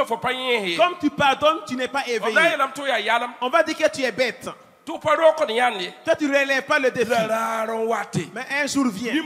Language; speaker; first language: French; non-native, local second language; Mossi